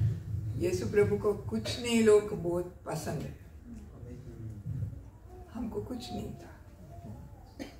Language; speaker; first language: Hindi; non-native, local second language; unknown